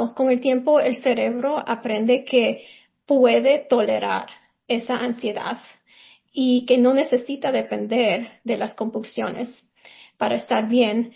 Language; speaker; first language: Spanish; early bilingual, heritage; Spanish